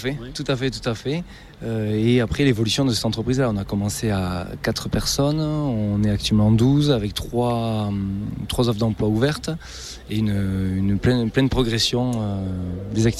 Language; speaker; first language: French; native; French